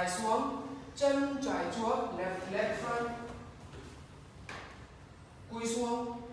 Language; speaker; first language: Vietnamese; non-native, learner; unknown